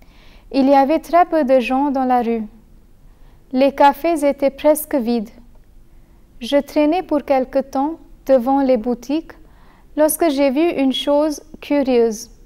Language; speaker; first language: French; non-native, fluent; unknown